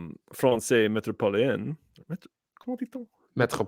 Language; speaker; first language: French; non-native, learner; English